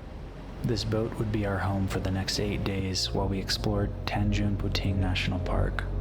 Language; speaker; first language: English; non-native, fluent; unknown